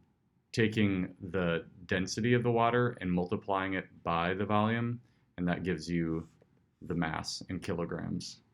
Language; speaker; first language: English; native; English